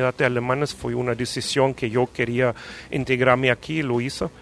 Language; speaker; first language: Spanish; non-native, fluent; German